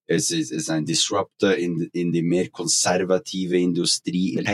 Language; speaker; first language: German; non-native, learner; Norwegian